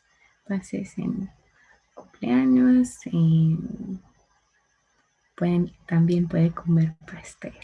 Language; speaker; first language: Spanish; non-native, learner; English